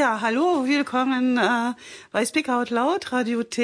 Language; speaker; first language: German; non-native, fluent; French